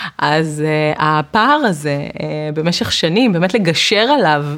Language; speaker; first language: Hebrew; native; Hebrew